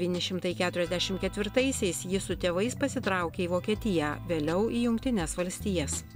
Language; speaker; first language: Lithuanian; native; Lithuanian